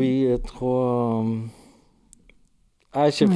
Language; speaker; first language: French; non-native, learner; Portuguese